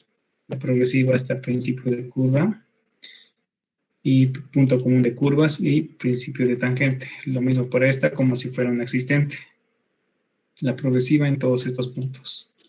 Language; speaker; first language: Spanish; native; Spanish